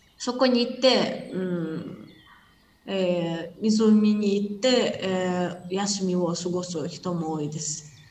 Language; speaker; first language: Japanese; non-native, fluent; Kyrgyz